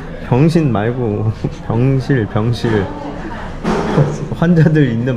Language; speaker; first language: Korean; native; Korean